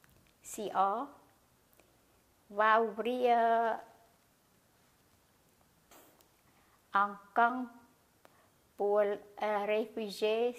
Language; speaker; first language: French; non-native, learner; Khmer